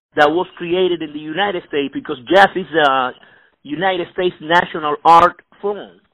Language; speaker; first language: English; non-native, fluent; Spanish